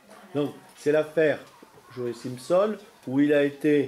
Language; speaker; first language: French; native; French